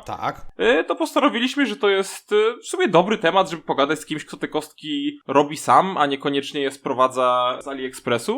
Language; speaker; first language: Polish; native; Polish